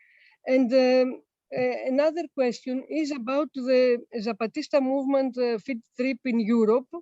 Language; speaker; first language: English; non-native, learner; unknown